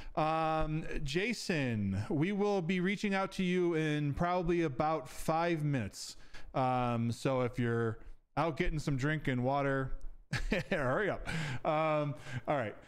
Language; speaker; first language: English; native; English